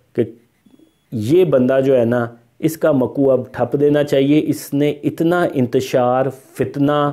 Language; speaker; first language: Urdu; non-native, local second language; Punjabi